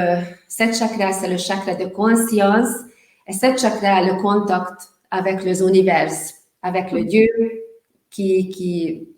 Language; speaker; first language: French; non-native, learner; Hungarian